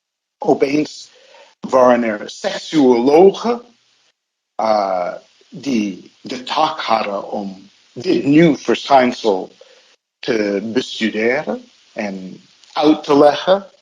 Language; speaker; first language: Dutch; non-native, fluent; English